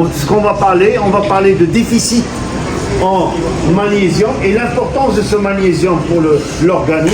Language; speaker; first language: French; non-native, local second language; Arabic